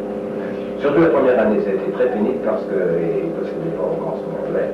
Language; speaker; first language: French; native; French